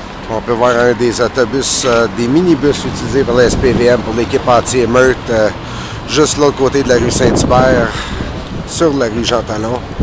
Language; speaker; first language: French; native; French